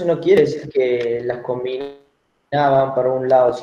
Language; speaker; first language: Spanish; native; Spanish